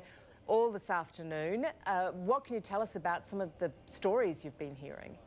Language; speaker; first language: English; native; English